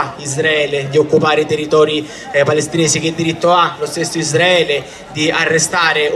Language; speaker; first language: Italian; native; Italian